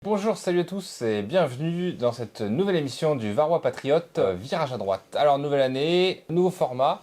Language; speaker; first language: French; native; French